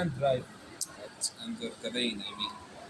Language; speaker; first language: English; non-native, fluent; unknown